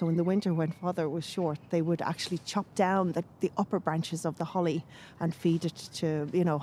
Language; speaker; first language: English; native; English